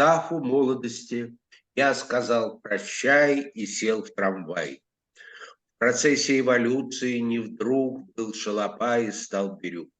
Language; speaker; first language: Russian; native; Russian